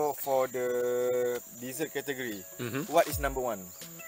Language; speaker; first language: English; non-native, learner; Malay